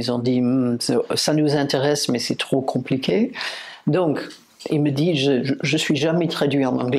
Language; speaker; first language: French; non-native, fluent; English